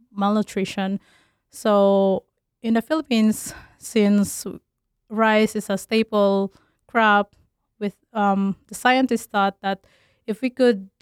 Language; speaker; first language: English; non-native, local second language; Cebuano